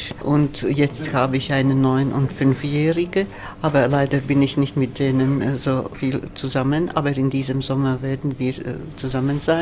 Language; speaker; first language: German; non-native, fluent; Latvian